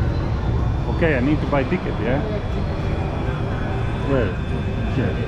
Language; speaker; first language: English; non-native, learner; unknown